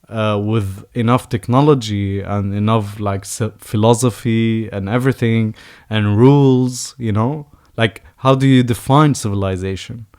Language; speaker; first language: English; non-native, fluent; Arabic